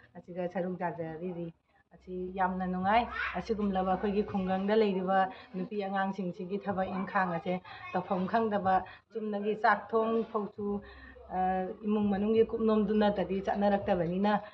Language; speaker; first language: Manipuri; native; Manipuri